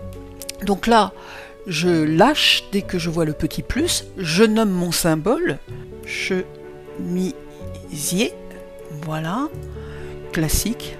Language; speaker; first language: French; native; French